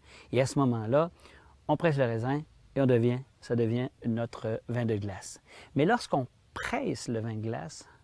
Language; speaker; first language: French; native; French